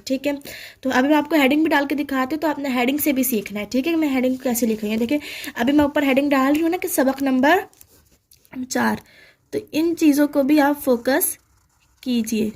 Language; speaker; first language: Urdu; native; Urdu